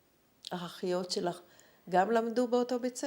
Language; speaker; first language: Hebrew; native; Hebrew